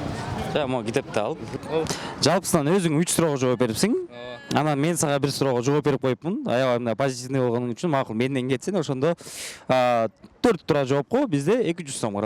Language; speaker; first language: Kyrgyz; native; Kyrgyz